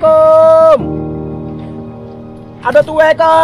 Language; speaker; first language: Malay; native; Malay